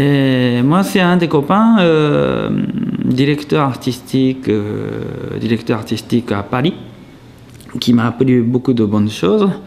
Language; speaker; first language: French; non-native, fluent; Japanese